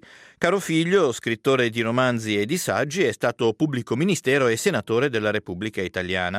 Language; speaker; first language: Italian; native; Italian